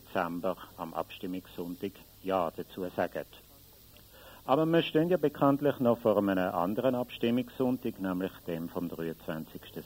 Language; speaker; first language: German; native; German